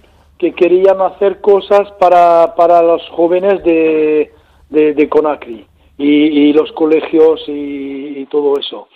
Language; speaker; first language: Spanish; non-native, learner; French